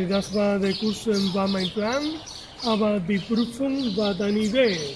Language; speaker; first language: German; non-native, fluent; Spanish